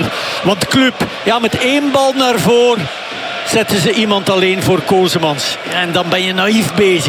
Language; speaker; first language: Dutch; native; Dutch